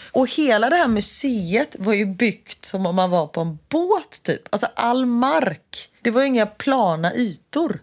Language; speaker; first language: Swedish; native; Swedish